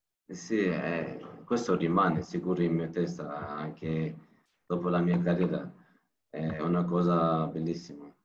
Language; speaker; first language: Italian; non-native, learner; Turkish